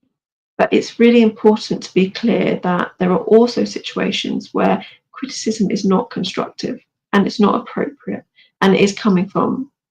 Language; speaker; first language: English; native; English